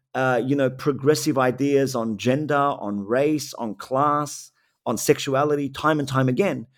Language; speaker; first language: English; native; English